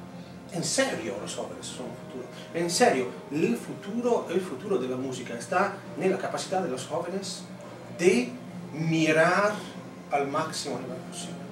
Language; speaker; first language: Spanish; non-native, fluent; Italian